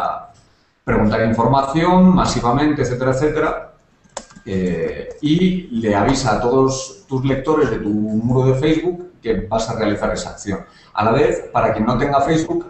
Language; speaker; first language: Spanish; native; Spanish